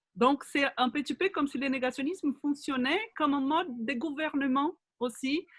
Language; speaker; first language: French; non-native, fluent; Portuguese